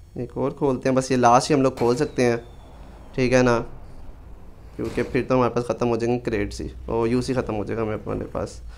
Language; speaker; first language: Hindi; native; Hindi